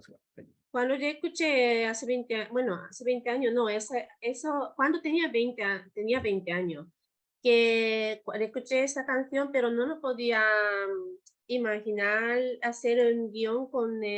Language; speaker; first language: Spanish; non-native, learner; Japanese